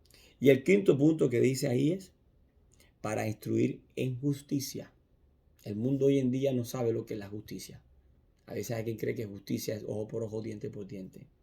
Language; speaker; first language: Spanish; native; Spanish